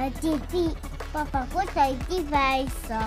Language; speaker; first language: Italian; early bilingual, heritage; Italian